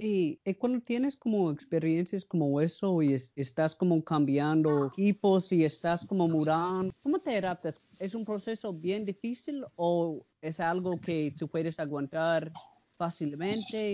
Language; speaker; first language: Spanish; non-native, learner; English